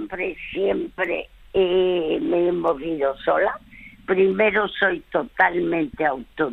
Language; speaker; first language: Spanish; early bilingual, other home language; French